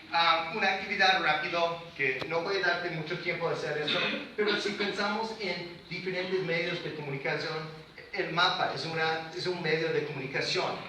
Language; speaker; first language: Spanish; non-native, fluent; English